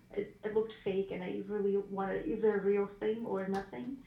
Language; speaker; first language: English; non-native, fluent; Ukrainian